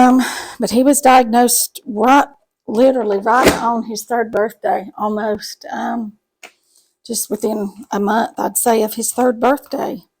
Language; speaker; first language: English; native; English